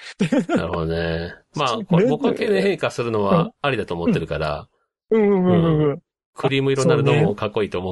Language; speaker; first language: Japanese; native; Japanese